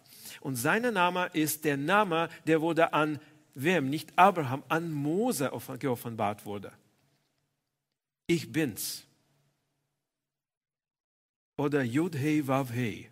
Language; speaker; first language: German; non-native, fluent; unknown